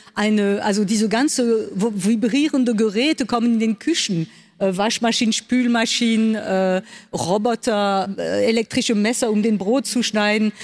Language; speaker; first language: German; non-native, local second language; French